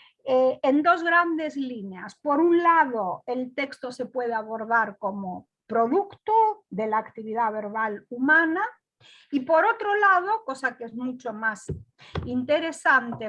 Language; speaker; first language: Spanish; non-native, fluent; Greek